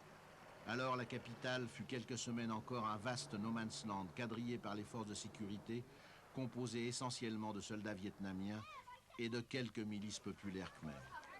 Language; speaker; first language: French; native; French